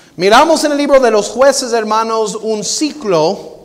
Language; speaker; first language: Spanish; non-native, fluent; English